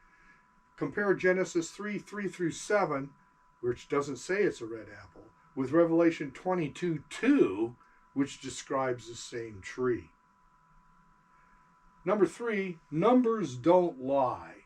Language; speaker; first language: English; native; English